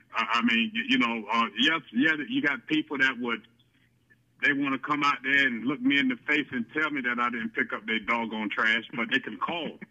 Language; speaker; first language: English; native; English